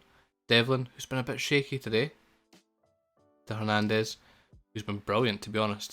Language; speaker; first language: English; native; English